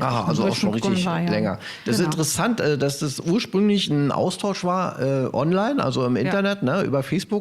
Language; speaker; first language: German; native; German